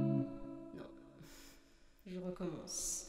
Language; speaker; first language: French; non-native, local second language; Arabic